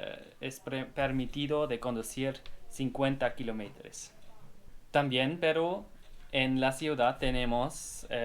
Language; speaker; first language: Spanish; non-native, learner; German